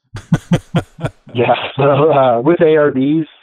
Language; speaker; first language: English; native; English